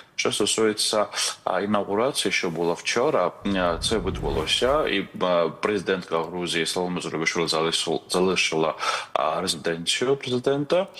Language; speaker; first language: Ukrainian; non-native, fluent; Georgian